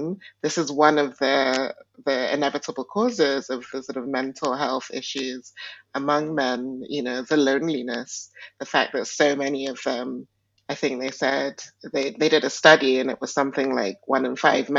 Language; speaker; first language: English; non-native, local second language; Igbo